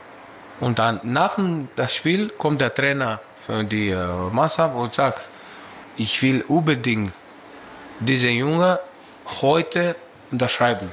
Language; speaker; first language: German; non-native, learner; Greek